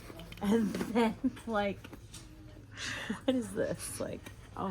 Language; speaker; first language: English; native; English